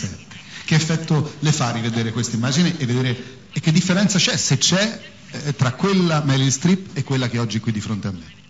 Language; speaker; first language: Italian; native; Italian